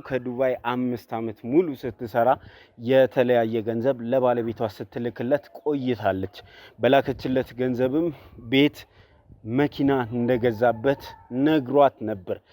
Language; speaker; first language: Amharic; native; Amharic